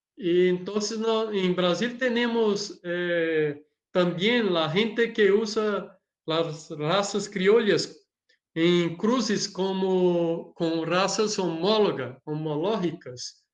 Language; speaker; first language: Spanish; non-native, learner; Portuguese